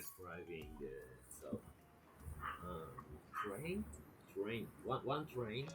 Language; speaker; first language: English; non-native, fluent; Japanese